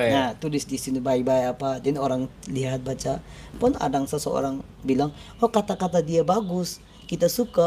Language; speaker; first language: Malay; non-native, learner; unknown